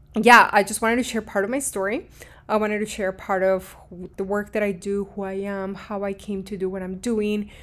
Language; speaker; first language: English; early bilingual, other home language; Spanish